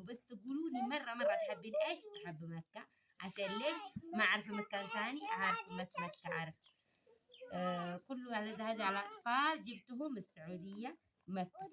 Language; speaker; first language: Arabic; early bilingual, other home language; Amharic